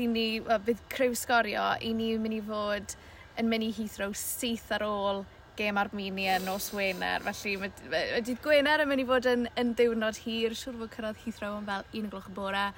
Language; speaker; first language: Welsh; native; Welsh